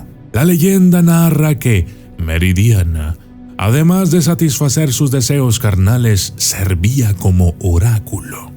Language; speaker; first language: Spanish; native; Spanish